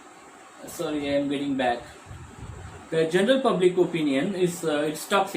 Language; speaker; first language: English; non-native, local second language; Tamil